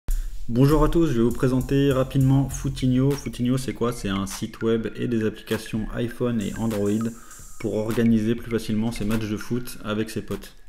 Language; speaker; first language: French; native; French